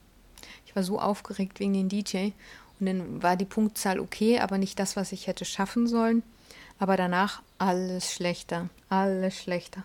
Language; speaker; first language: German; native; German